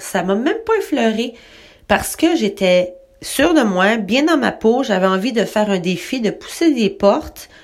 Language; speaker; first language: French; native; French